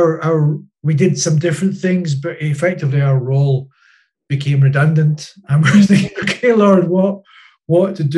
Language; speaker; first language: English; native; English